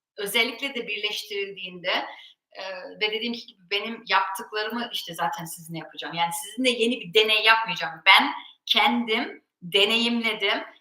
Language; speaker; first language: Turkish; early bilingual, heritage; Turkish